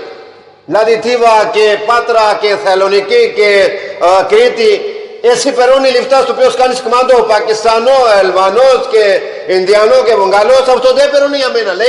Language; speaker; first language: Greek; non-native, learner; Punjabi